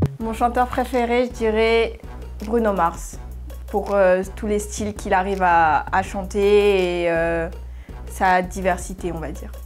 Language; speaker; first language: French; native; French